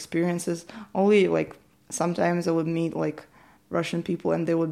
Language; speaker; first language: English; non-native, fluent; Ukrainian